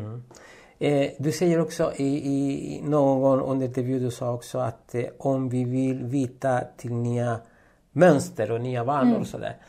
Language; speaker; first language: Swedish; non-native, fluent; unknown